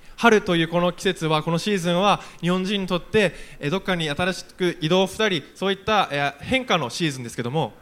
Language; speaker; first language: Japanese; native; Japanese